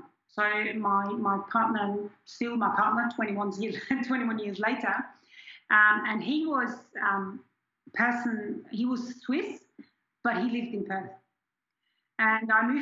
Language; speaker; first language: English; non-native, fluent; German